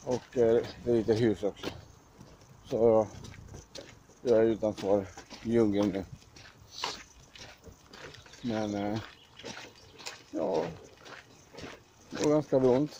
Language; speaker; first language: Swedish; non-native, learner; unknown